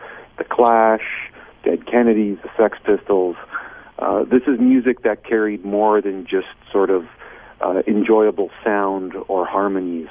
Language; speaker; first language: English; native; English